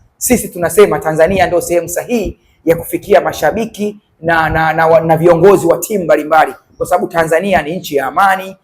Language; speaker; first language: Swahili; native; Swahili